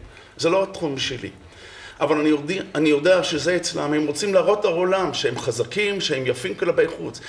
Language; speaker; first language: Hebrew; non-native, fluent; English